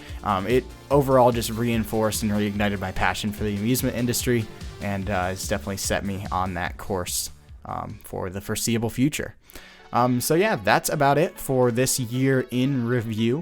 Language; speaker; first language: English; native; English